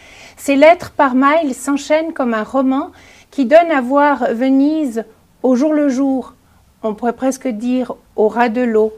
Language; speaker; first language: French; native; French